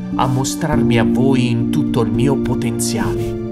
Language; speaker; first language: Italian; non-native, fluent; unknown